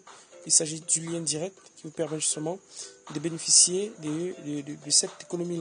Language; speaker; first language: French; native; French